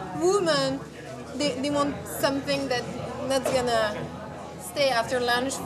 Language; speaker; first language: English; non-native, fluent; French